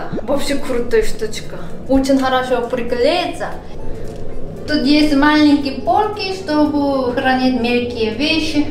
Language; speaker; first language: Russian; non-native, fluent; Korean